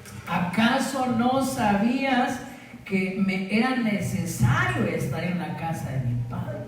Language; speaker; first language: Spanish; native; Spanish